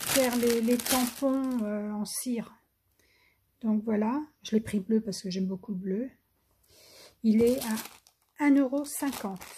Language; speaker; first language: French; native; French